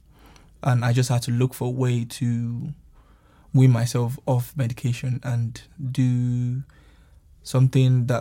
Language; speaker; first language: English; non-native, local second language; Yoruba